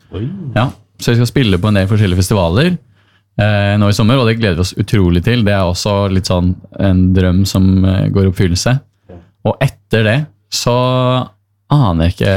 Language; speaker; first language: Norwegian; native; Norwegian